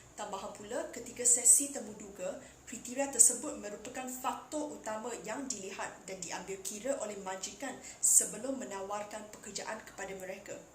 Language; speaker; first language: Malay; non-native, local second language; Chinese